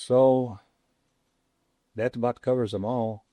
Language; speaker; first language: English; non-native, local second language; Spanish